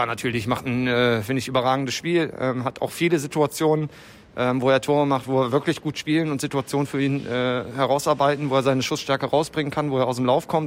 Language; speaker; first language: German; native; German